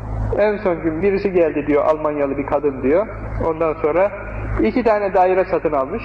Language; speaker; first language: Turkish; native; Turkish